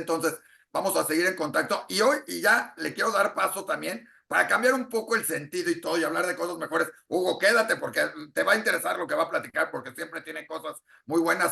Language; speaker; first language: Spanish; native; Spanish